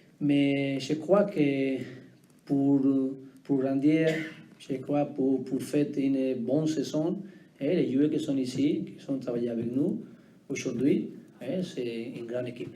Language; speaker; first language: French; non-native, learner; Spanish